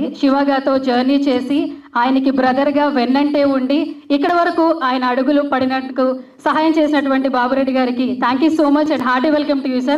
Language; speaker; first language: Telugu; native; Telugu